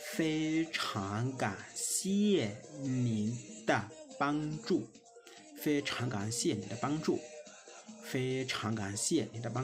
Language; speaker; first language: Chinese; non-native, fluent; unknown